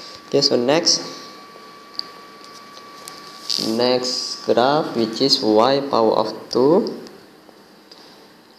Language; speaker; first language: English; non-native, local second language; Malay